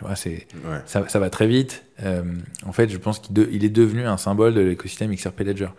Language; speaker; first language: French; native; French